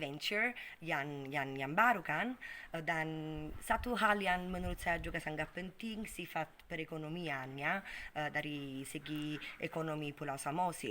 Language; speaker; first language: Indonesian; non-native, fluent; Italian